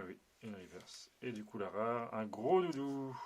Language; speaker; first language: French; native; French